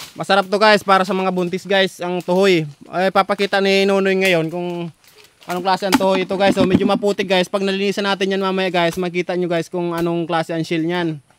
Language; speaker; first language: Filipino; non-native, local second language; Bikol